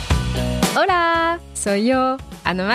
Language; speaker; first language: Spanish; non-native, fluent; French